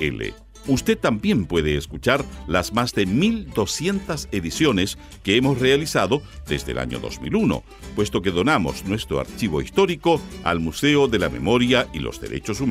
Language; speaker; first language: Spanish; native; Spanish